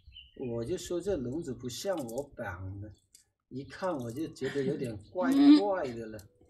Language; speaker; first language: Chinese; native; Chinese